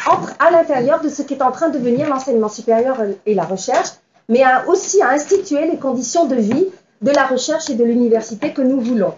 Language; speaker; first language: French; native; French